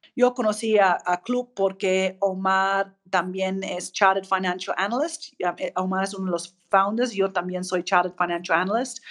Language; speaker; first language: Spanish; non-native, fluent; English